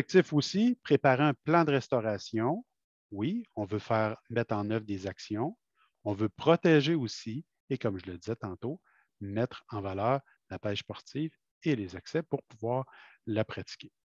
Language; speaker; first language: French; native; French